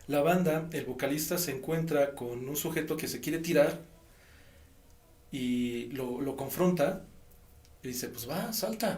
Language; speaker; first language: Spanish; native; Spanish